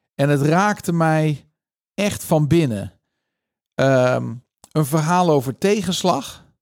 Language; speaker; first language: Dutch; native; Dutch